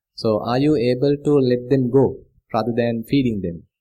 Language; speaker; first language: English; non-native, local second language; Sinhala